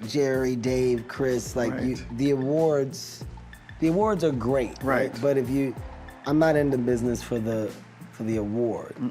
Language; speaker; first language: English; native; English